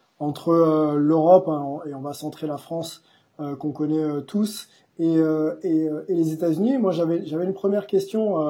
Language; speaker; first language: French; native; French